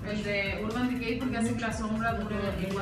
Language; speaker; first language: Spanish; native; Spanish